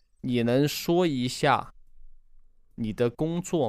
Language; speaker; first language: Chinese; non-native, learner; English